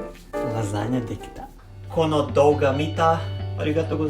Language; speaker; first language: Japanese; non-native, learner; Serbian